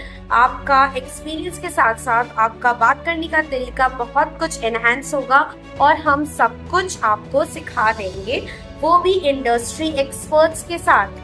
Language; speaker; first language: Hindi; non-native, local second language; Bangla